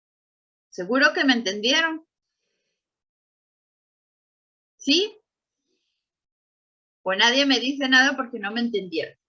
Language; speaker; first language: Spanish; native; Spanish